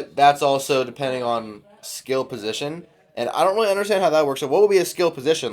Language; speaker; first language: English; native; English